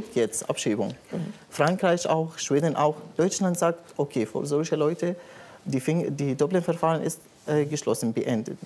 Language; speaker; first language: German; non-native, learner; Arabic